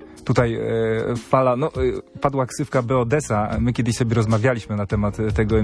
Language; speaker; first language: Polish; native; Polish